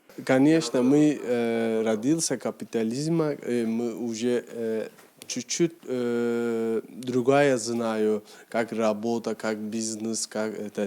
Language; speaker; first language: Russian; non-native, learner; Turkish